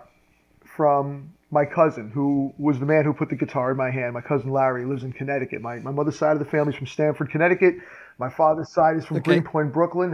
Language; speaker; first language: English; native; English